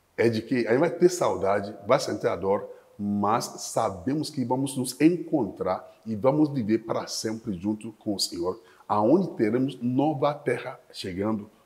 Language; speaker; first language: Portuguese; non-native, fluent; Yoruba